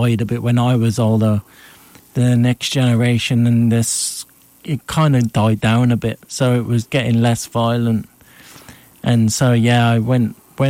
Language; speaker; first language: English; native; English